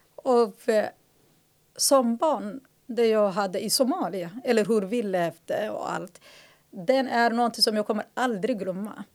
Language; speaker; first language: Swedish; non-native, fluent; Somali